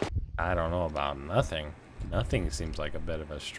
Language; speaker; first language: English; native; English